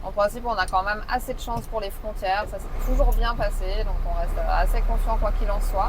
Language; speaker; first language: French; native; French